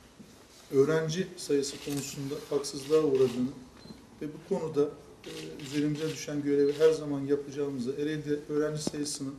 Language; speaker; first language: Turkish; native; Turkish